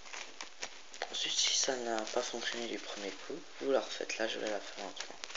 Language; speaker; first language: French; native; French